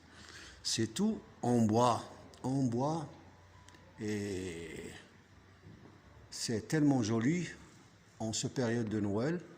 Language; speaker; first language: French; non-native, fluent; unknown